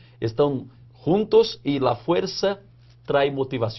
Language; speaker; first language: Spanish; non-native, fluent; Portuguese